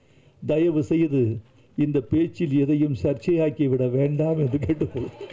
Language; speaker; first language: Tamil; native; Tamil